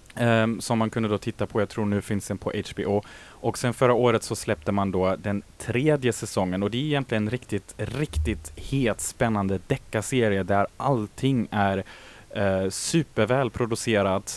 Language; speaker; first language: Swedish; native; Swedish